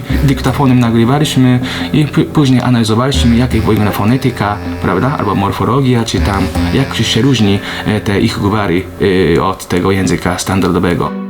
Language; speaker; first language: Polish; non-native, fluent; Japanese